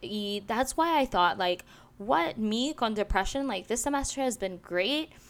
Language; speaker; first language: English; non-native, local second language; Spanish